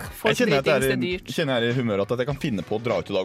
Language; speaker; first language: Norwegian; native; Norwegian